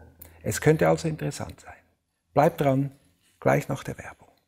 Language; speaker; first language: German; native; German